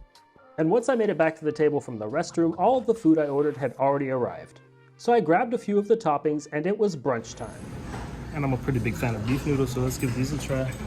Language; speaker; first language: English; native; English